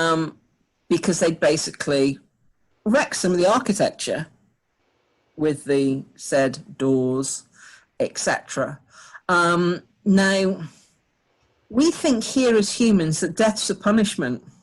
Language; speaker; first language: English; native; English